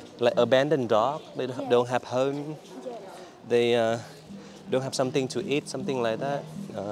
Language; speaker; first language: English; non-native, learner; Vietnamese